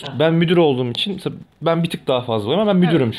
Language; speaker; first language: Turkish; native; Turkish